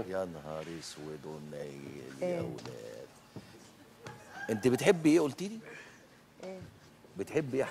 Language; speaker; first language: Arabic; native; Arabic